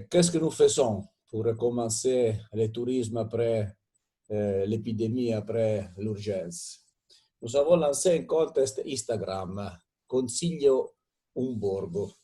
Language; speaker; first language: French; non-native, fluent; Italian